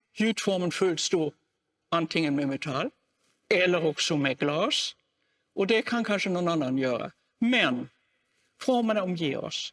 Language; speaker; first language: Swedish; non-native, fluent; German